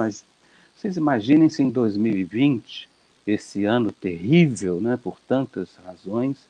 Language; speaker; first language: Portuguese; native; Portuguese